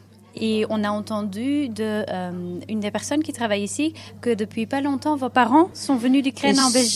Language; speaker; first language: French; non-native, local second language; Dutch